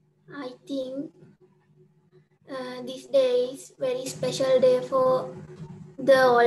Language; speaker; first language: English; non-native, learner; Sinhala